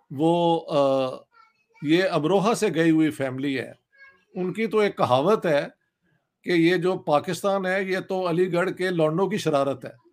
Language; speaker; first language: Urdu; non-native, local second language; Punjabi